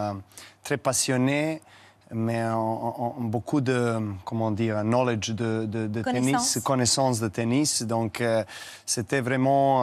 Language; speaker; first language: French; non-native, learner; Serbian